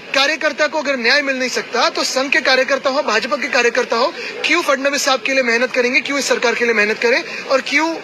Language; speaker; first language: Hindi; non-native, local second language; Marathi